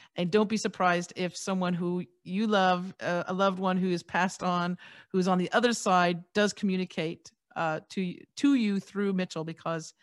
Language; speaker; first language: English; native; English